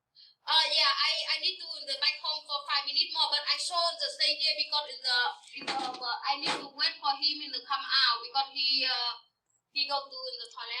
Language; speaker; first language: English; non-native, learner; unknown